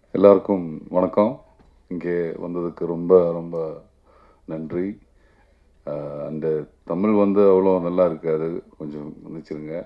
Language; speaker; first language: Tamil; non-native, learner; Malayalam